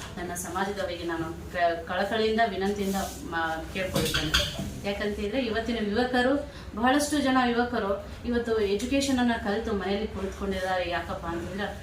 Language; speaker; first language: Kannada; non-native, local second language; Lambadi